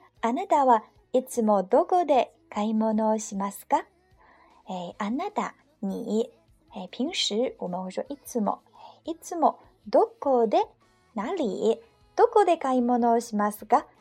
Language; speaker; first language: Japanese; non-native, fluent; Chinese